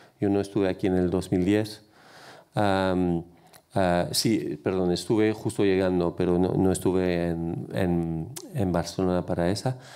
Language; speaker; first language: Spanish; non-native, fluent; French